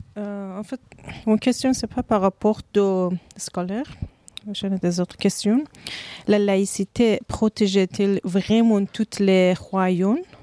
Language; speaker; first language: French; non-native, learner; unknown